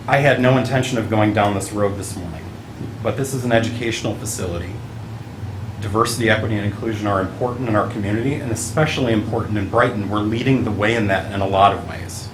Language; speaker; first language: English; early bilingual, other home language; Italian